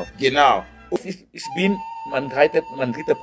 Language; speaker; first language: German; non-native, learner; French